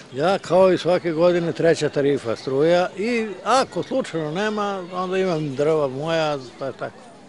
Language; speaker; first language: Bosnian; native; Bosnian